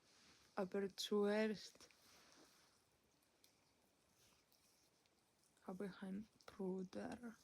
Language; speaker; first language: German; non-native, learner; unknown